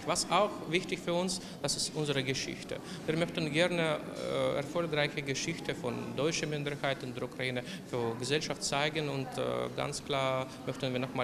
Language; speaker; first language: German; non-native, local second language; Ukrainian